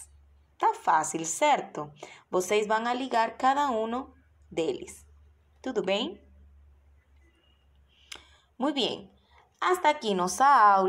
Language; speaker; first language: Spanish; non-native, fluent; Portuguese